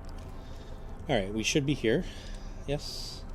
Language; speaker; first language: English; native; English